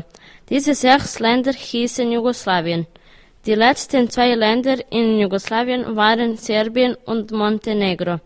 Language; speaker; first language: German; early bilingual, other home language; Serbian